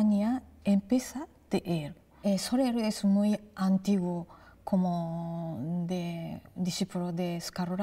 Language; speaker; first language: Spanish; non-native, learner; Japanese